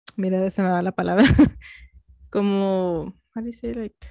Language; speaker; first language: Spanish; early bilingual, heritage; Spanish